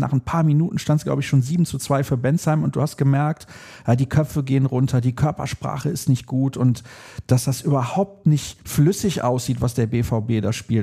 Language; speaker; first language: German; native; German